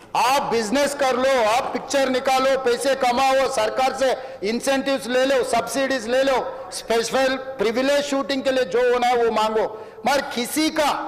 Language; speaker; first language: Hindi; non-native, local second language; Telugu